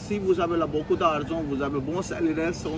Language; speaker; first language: French; non-native, learner; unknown